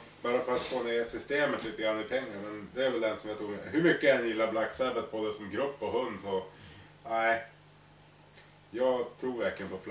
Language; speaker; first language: Swedish; native; Swedish